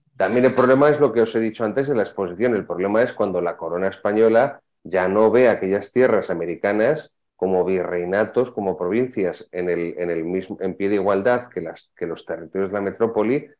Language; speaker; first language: Spanish; native; Spanish